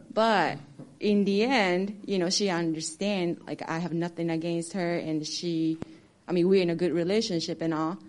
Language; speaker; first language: English; non-native, fluent; Japanese